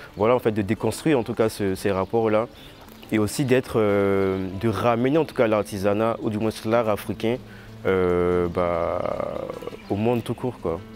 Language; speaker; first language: French; native; French